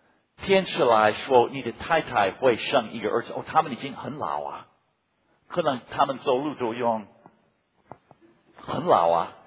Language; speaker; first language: Chinese; non-native, fluent; English